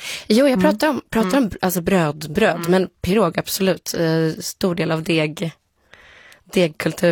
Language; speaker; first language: Swedish; early bilingual, other home language; Polish